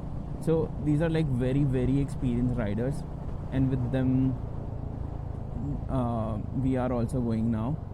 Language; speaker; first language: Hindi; native; Hindi